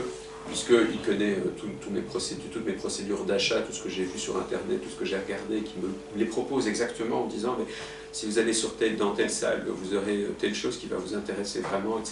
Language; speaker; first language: French; native; French